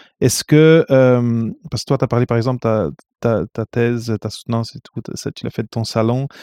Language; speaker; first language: French; non-native, fluent; Portuguese